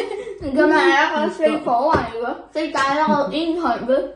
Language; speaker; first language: Danish; early bilingual, other home language; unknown